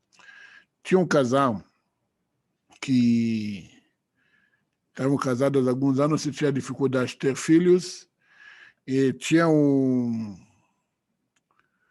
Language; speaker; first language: Portuguese; non-native, fluent; Hebrew